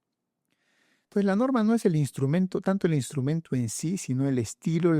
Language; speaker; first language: Spanish; native; Spanish